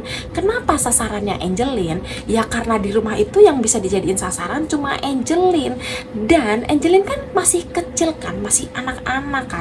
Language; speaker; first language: Indonesian; native; Indonesian